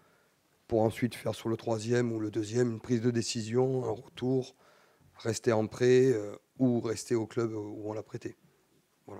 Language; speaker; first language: French; native; French